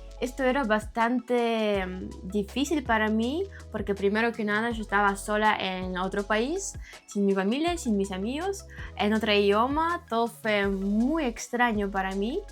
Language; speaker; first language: Spanish; non-native, fluent; Ukrainian